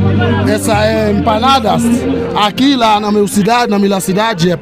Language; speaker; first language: Spanish; non-native, learner; Haitian Creole